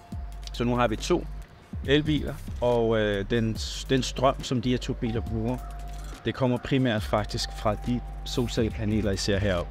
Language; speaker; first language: Danish; non-native, fluent; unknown